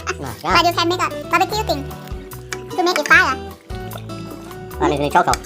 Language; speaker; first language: English; non-native, learner; Thai